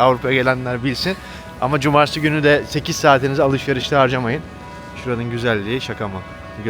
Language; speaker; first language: Turkish; native; Turkish